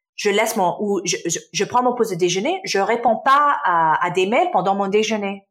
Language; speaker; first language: French; non-native, local second language; Arabic